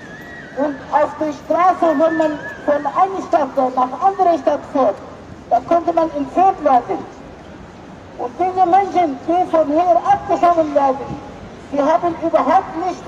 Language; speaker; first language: German; non-native, learner; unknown